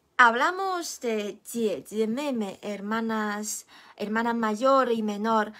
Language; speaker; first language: Spanish; non-native, fluent; Chinese